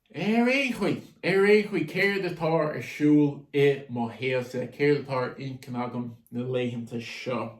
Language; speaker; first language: Irish; native; Irish